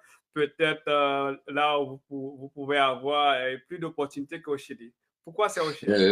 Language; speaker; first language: French; non-native, local second language; Haitian Creole